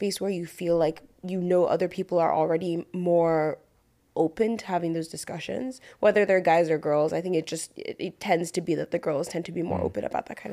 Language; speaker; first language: English; non-native, local second language; Yoruba